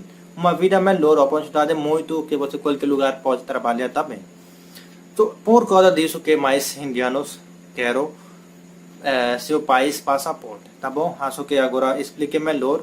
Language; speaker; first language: Portuguese; non-native, learner; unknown